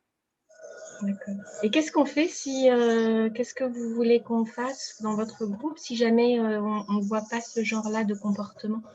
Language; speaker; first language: French; native; French